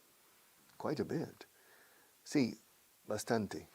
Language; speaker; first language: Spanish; non-native, fluent; English